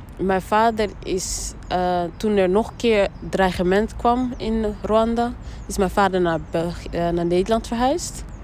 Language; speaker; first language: Dutch; early bilingual, other home language; Rundi